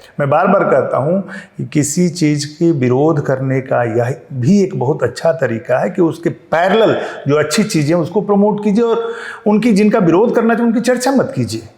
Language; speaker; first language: Hindi; non-native, local second language; Bhojpuri